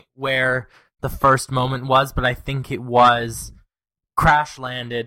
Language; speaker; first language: English; native; English